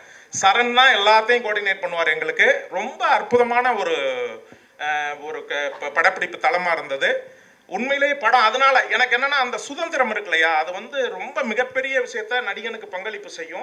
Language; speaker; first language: Tamil; native; Tamil